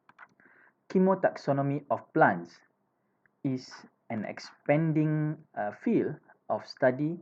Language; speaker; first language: English; non-native, fluent; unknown